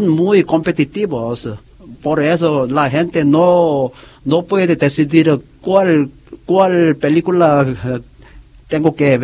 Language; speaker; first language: Spanish; non-native, learner; Korean